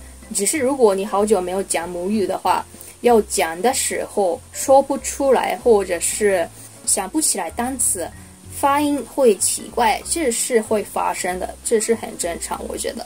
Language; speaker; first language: Chinese; non-native, fluent; Japanese